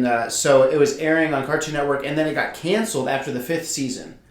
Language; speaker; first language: English; native; English